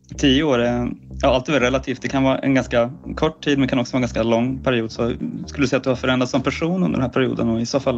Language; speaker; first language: Swedish; native; Swedish